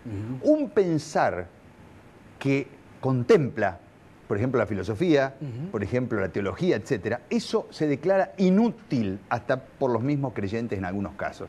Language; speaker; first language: Spanish; native; Spanish